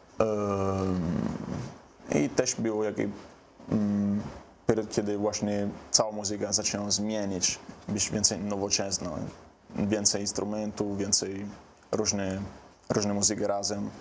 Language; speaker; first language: Polish; non-native, learner; Italian